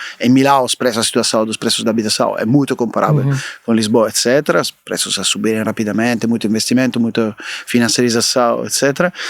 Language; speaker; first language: Portuguese; non-native, fluent; Italian